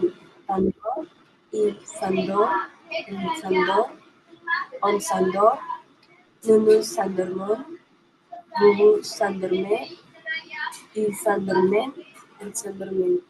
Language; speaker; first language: French; non-native, learner; Spanish